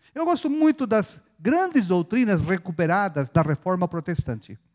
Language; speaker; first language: Portuguese; non-native, fluent; Spanish